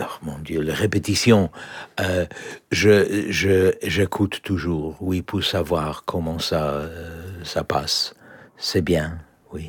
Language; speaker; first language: French; non-native, fluent; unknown